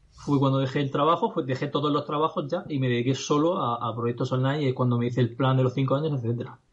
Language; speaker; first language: Spanish; native; Spanish